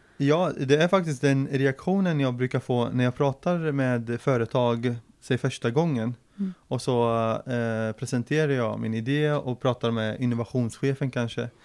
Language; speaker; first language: Swedish; early bilingual, other home language; Arabic